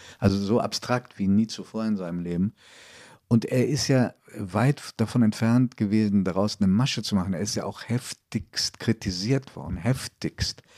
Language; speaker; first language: German; early bilingual, other home language; Italian